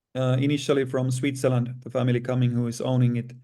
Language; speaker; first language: English; non-native, fluent; Finnish